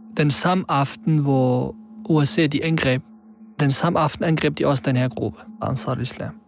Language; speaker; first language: Danish; early bilingual, other home language; Central Kurdish